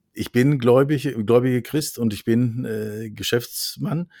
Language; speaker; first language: German; non-native, fluent; Norwegian